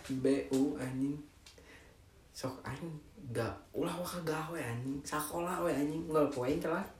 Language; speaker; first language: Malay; non-native, local second language; Sundanese